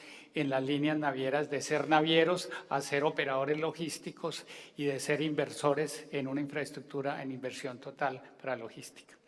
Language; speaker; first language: Spanish; native; Spanish